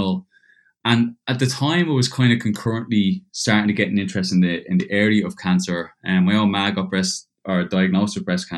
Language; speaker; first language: English; native; English